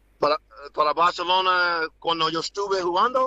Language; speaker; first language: Spanish; non-native, learner; English